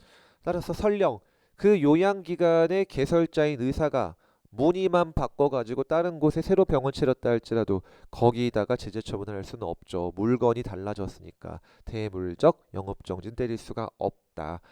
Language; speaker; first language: Korean; native; Korean